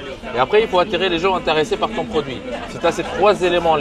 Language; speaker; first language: French; native; French